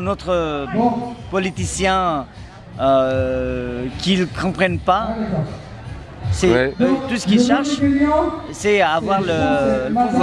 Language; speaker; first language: French; non-native, fluent; Nepali